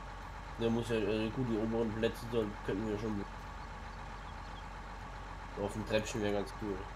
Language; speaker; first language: German; native; German